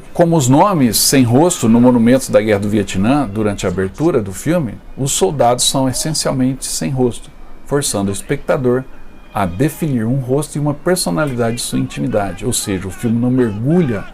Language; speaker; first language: Portuguese; native; Portuguese